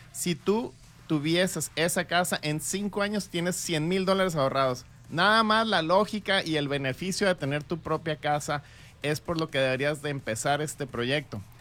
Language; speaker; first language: Spanish; native; Spanish